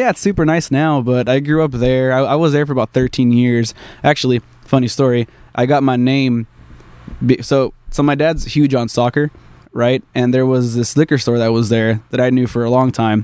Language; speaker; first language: English; early bilingual, other home language; Spanish